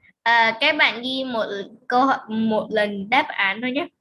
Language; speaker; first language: Vietnamese; native; Vietnamese